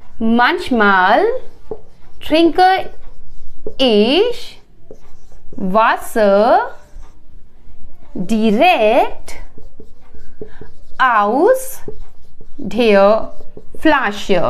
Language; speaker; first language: German; non-native, learner; Hindi